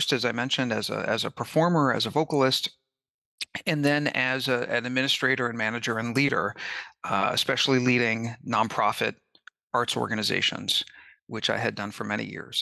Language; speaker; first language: English; native; English